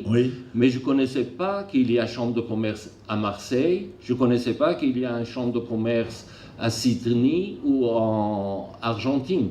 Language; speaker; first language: French; non-native, learner; Armenian